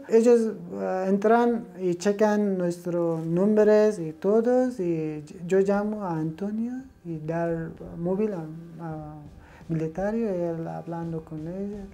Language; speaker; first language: Spanish; non-native, learner; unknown